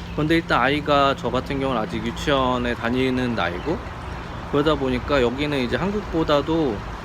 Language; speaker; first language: Korean; native; Korean